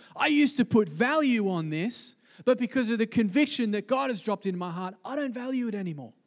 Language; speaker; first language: English; native; English